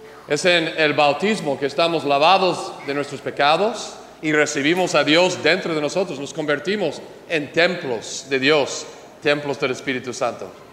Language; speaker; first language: Spanish; non-native, fluent; English